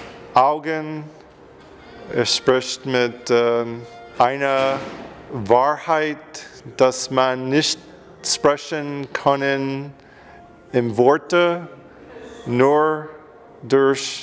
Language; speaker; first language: German; non-native, learner; English